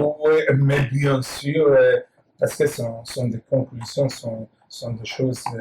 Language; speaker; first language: French; non-native, learner; Portuguese